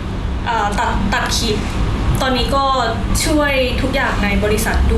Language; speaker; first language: Thai; native; Thai